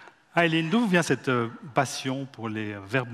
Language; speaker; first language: French; native; French